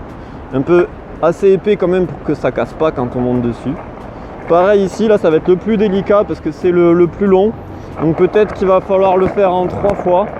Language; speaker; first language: French; native; French